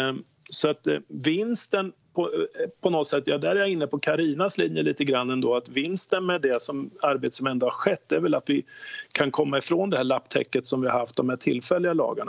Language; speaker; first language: Swedish; native; Swedish